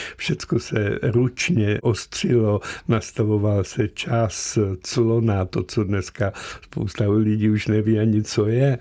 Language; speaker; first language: Czech; early bilingual, other home language; Slovenian